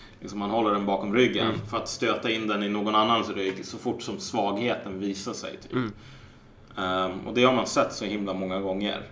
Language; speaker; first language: Swedish; native; Swedish